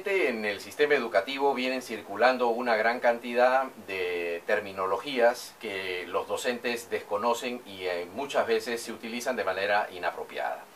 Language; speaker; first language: Spanish; native; Spanish